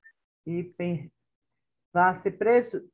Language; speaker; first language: Spanish; non-native, learner; Portuguese